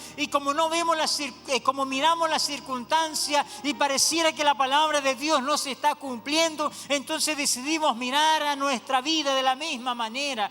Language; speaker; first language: Spanish; native; Spanish